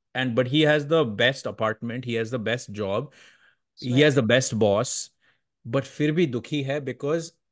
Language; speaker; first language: English; non-native, local second language; Hindi